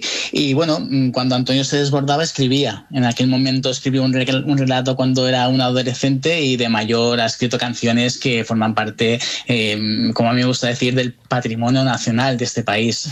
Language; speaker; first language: Spanish; native; Spanish